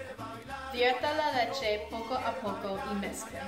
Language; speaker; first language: Spanish; non-native, learner; English